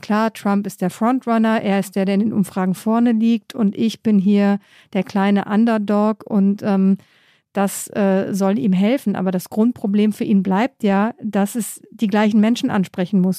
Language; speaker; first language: German; native; German